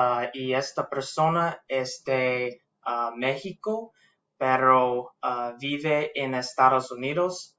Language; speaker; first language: Spanish; non-native, learner; English